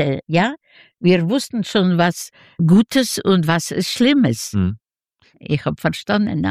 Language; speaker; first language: German; non-native, fluent; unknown